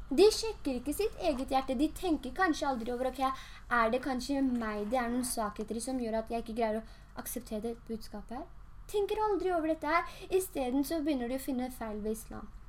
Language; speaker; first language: Norwegian; early bilingual, other home language; Urdu